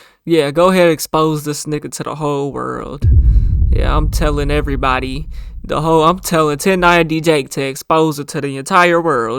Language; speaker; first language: English; native; English